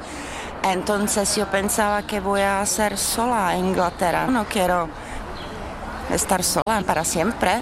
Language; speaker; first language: Spanish; non-native, fluent; Czech